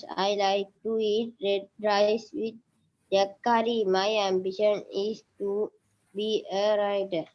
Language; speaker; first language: English; non-native, learner; Sinhala